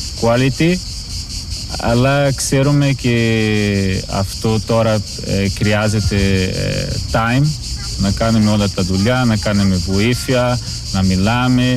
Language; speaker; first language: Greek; non-native, learner; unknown